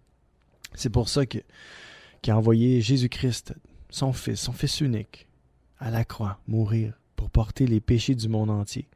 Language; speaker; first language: French; native; French